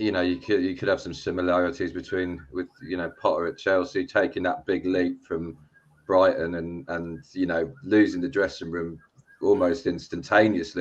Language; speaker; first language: English; native; English